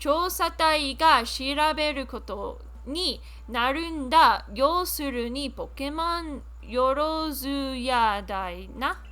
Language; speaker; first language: Japanese; non-native, learner; English